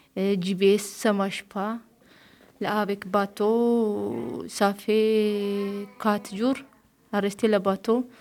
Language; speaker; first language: French; non-native, learner; Tigrinya